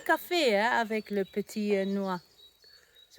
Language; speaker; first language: French; non-native, learner; Dutch